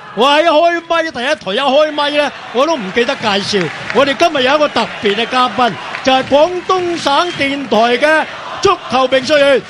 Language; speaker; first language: Cantonese; native; Cantonese